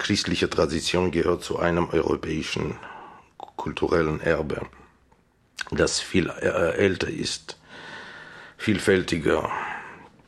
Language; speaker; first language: German; non-native, fluent; Armenian